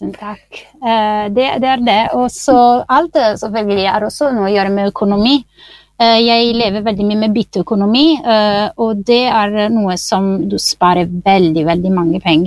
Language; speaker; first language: Norwegian; non-native, fluent; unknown